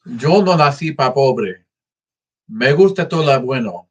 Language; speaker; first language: Spanish; early bilingual, other home language; English